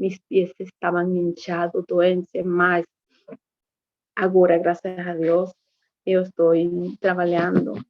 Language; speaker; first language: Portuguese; non-native, learner; Spanish